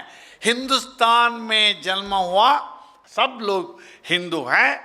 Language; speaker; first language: Hindi; non-native, local second language; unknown